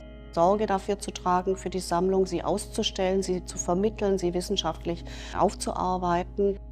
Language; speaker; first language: German; native; German